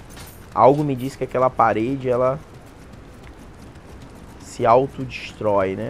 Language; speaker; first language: Portuguese; native; Portuguese